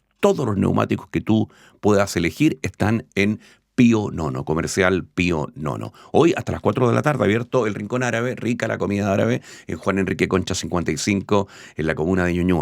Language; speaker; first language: Spanish; native; Spanish